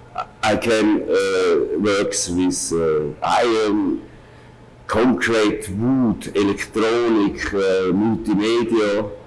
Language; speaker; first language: English; non-native, learner; German